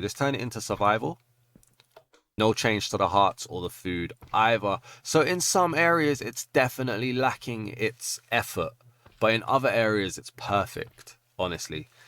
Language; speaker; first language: English; native; English